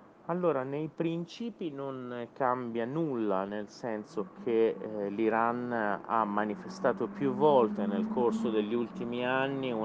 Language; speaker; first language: Italian; non-native, fluent; Persian